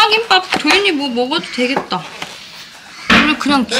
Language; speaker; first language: Korean; native; Korean